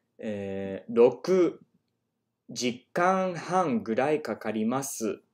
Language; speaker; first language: Japanese; non-native, learner; English